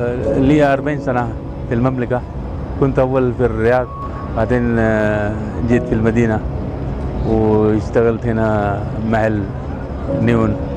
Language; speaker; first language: Arabic; non-native, fluent; Urdu